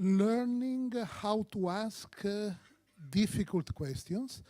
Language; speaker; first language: English; non-native, fluent; Korean